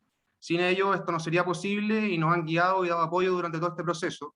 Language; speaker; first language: Spanish; native; Spanish